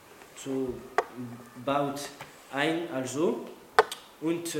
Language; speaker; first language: German; non-native, learner; French